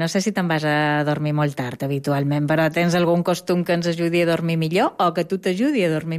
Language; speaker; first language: Catalan; native; Catalan